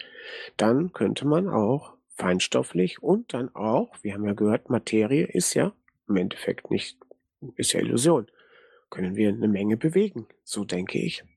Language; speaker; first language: German; native; German